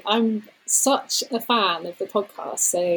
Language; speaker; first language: English; native; English